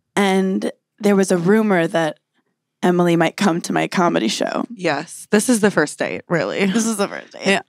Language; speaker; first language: English; native; English